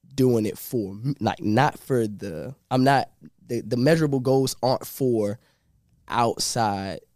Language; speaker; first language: English; native; English